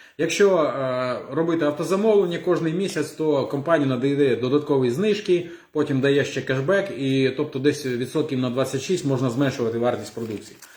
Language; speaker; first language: Ukrainian; non-native, local second language; Russian